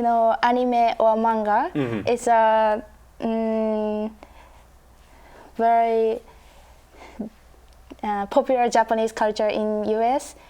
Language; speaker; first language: English; non-native, learner; Japanese